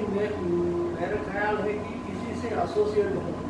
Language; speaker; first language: Hindi; non-native, local second language; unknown